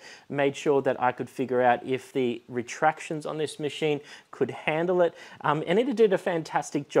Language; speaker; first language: English; native; English